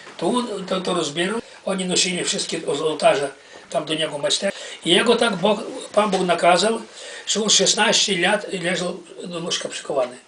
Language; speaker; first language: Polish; early bilingual, heritage; Polish